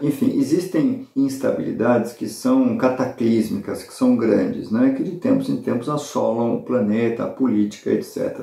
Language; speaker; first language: Portuguese; native; Portuguese